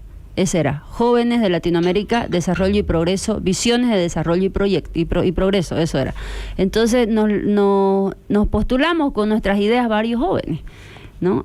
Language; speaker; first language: Spanish; native; Spanish